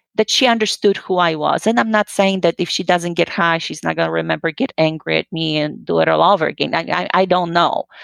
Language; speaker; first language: English; non-native, fluent; Polish